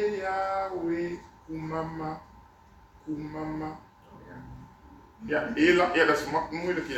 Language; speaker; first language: Dutch; non-native, local second language; Lingala